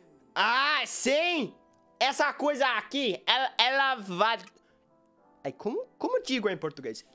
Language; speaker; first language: Portuguese; non-native, learner; English